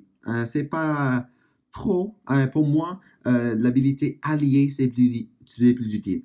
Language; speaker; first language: French; non-native, learner; English